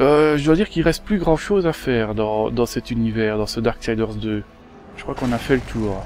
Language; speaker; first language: French; native; French